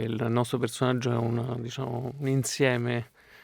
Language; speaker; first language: Italian; native; Italian